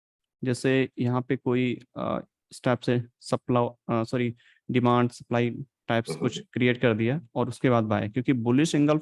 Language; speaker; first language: Hindi; native; Hindi